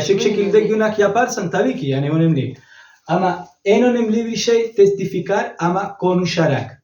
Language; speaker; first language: Turkish; non-native, learner; Spanish